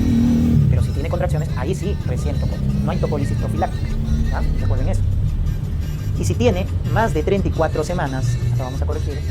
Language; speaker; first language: Spanish; native; Spanish